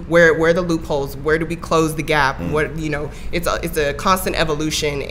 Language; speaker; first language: English; native; English